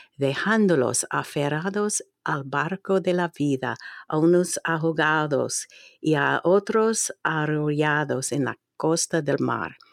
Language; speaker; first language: Spanish; non-native, fluent; English